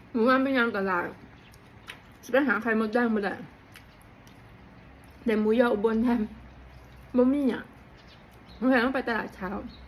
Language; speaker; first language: Thai; native; Thai